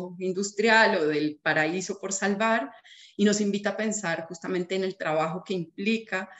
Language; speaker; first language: Spanish; native; Spanish